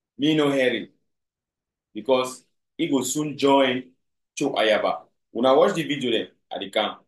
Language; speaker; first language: Nigerian Pidgin; native; Nigerian Pidgin